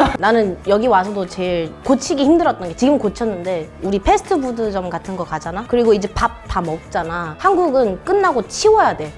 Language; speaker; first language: Korean; early bilingual, heritage; Korean